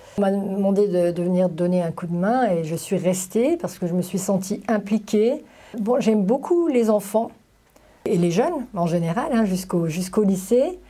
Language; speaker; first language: French; native; French